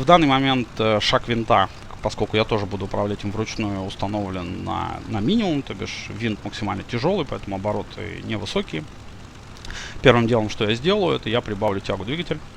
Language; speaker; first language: Russian; native; Russian